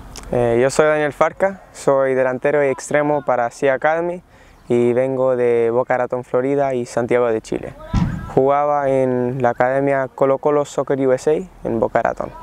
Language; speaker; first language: Spanish; early bilingual, heritage; Spanish